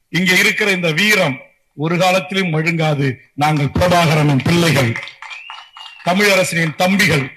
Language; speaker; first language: Tamil; native; Tamil